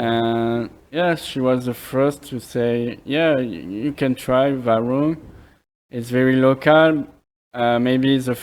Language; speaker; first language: English; non-native, fluent; French